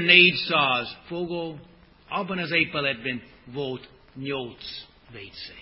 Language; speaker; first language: Hungarian; non-native, fluent; English